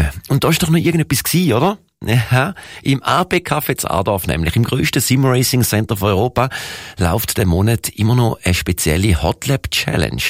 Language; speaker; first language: German; native; German